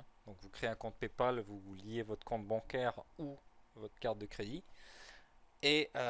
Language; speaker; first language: French; native; French